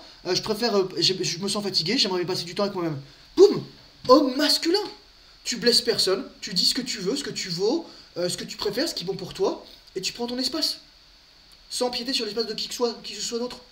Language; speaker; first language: French; native; French